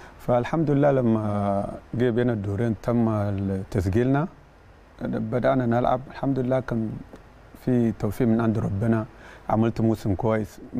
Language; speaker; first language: Arabic; non-native, fluent; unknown